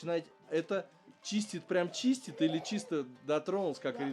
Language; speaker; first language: Russian; native; Russian